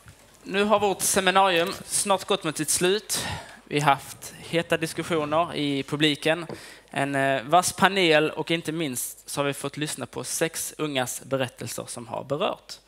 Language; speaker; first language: Swedish; native; Swedish